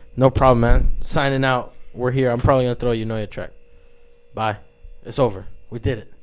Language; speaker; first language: English; early bilingual, other home language; Spanish